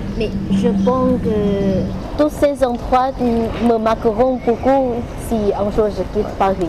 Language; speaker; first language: French; non-native, fluent; Vietnamese